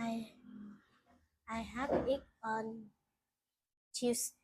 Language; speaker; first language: English; non-native, learner; Vietnamese